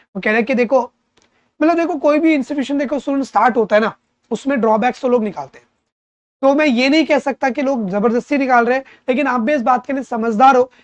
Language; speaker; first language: Hindi; native; Hindi